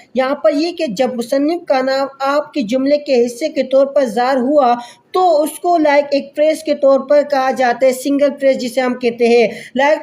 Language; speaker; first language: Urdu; native; Urdu